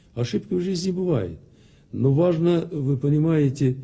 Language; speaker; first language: Russian; non-native, local second language; Azerbaijani